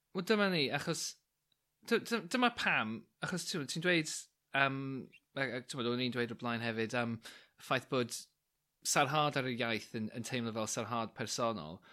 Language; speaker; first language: Welsh; non-native, local second language; English